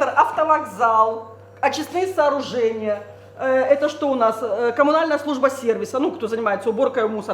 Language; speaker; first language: Russian; native; Russian